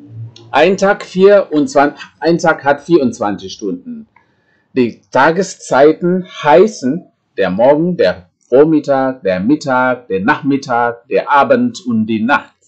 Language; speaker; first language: German; non-native, fluent; Indonesian